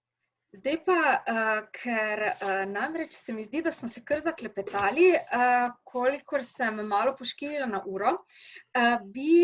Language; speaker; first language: Slovenian; native; Slovenian